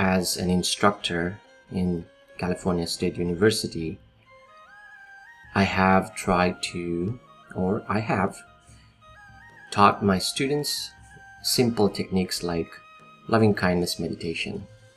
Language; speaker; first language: English; non-native, local second language; Nepali